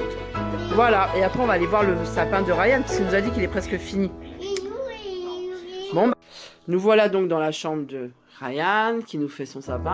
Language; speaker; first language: French; native; French